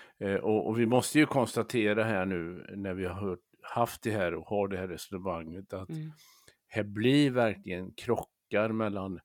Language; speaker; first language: Swedish; native; Swedish